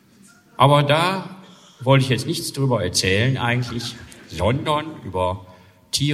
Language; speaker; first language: German; native; German